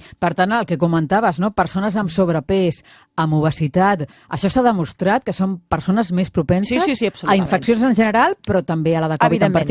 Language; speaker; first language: Catalan; native; Catalan